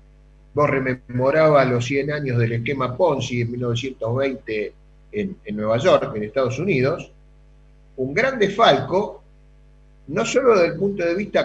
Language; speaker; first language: Spanish; native; Spanish